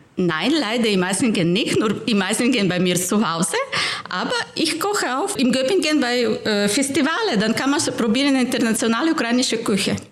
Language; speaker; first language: German; non-native, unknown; Ukrainian